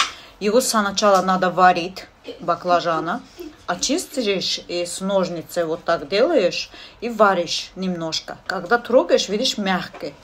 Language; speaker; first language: Russian; non-native, fluent; Azerbaijani